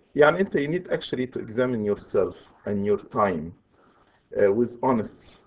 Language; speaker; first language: English; non-native, fluent; Arabic